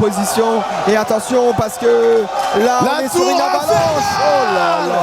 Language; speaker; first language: French; native; French